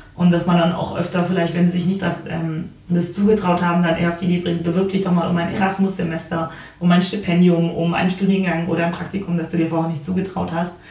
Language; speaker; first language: German; early bilingual, other home language; Polish